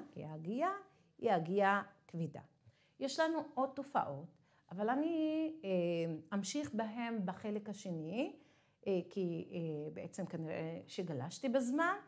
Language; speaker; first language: Hebrew; non-native, local second language; Arabic